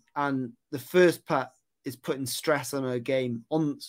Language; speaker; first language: English; native; English